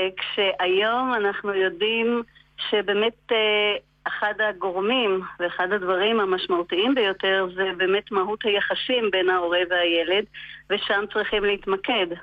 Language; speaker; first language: Hebrew; native; Hebrew